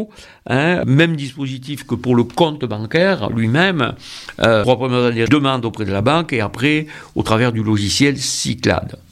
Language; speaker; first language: French; native; French